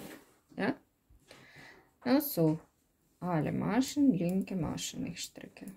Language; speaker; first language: German; non-native, learner; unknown